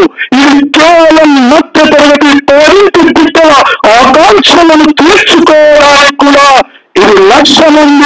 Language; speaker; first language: Telugu; native; Telugu